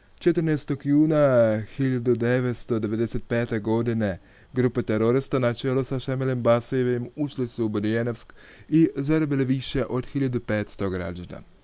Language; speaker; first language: Croatian; non-native, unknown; Russian